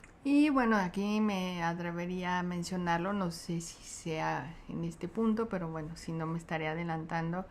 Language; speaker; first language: Spanish; native; Spanish